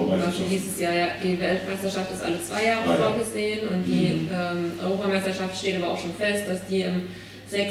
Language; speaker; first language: German; native; German